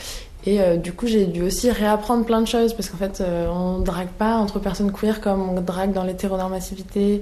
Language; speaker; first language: French; native; French